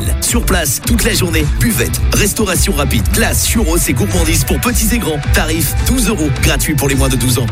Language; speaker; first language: French; native; French